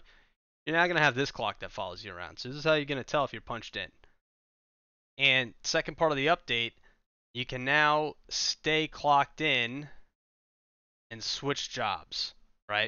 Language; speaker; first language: English; native; English